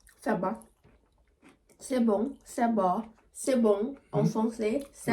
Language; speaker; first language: French; non-native, learner; Thai